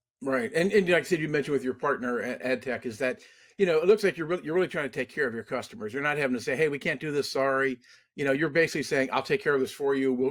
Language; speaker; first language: English; native; English